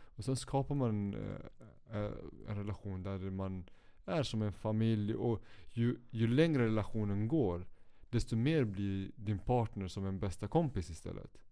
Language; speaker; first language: Swedish; native; Swedish